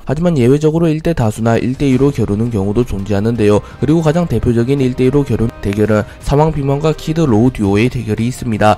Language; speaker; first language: Korean; native; Korean